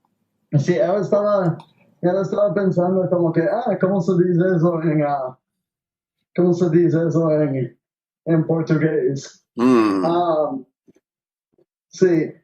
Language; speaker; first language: Portuguese; non-native, learner; Spanish